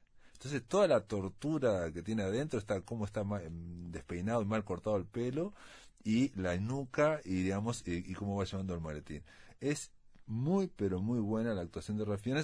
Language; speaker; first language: Spanish; native; Spanish